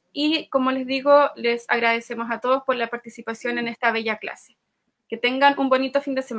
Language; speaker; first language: Spanish; native; Spanish